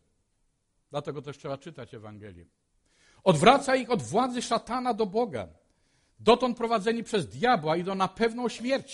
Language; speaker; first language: Polish; native; Polish